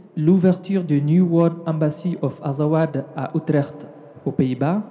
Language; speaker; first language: French; non-native, local second language; Tamasheq